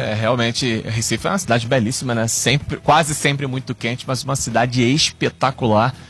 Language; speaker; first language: Portuguese; native; Portuguese